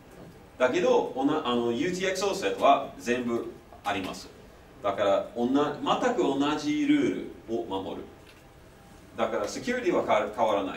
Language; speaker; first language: Japanese; non-native, fluent; English